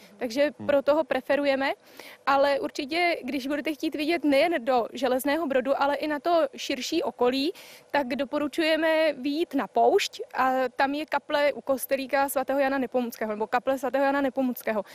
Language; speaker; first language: Czech; native; Czech